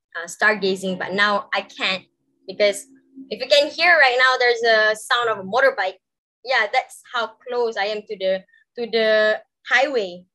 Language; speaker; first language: English; non-native, local second language; Malay